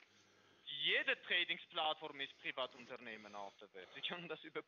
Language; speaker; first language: German; non-native, fluent; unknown